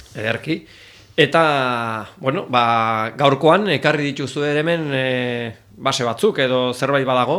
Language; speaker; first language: Basque; native; Basque